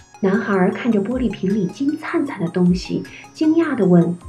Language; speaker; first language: Chinese; native; Chinese